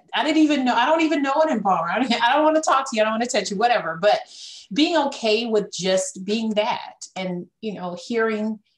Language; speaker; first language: English; native; English